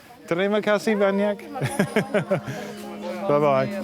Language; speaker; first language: Indonesian; non-native, learner; English